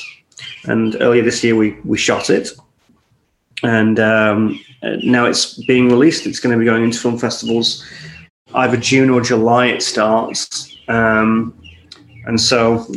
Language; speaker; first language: English; native; English